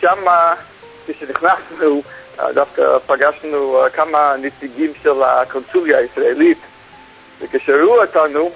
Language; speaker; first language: Hebrew; non-native, fluent; English